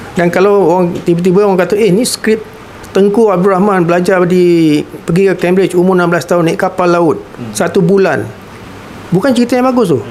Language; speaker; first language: Malay; native; Malay